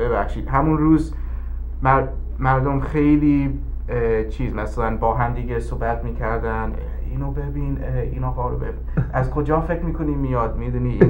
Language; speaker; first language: Persian; early bilingual, heritage; English